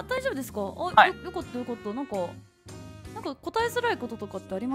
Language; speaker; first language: Japanese; native; Japanese